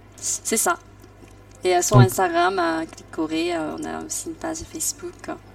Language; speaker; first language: French; non-native, fluent; Korean